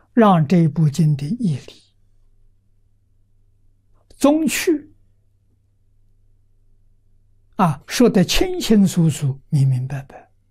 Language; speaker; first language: Chinese; native; Chinese